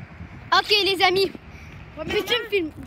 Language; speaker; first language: French; native; French